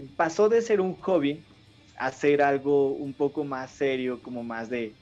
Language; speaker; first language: Spanish; native; Spanish